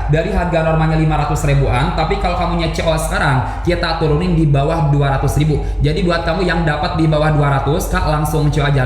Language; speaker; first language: Indonesian; native; Indonesian